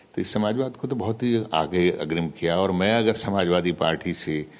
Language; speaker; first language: Hindi; native; Hindi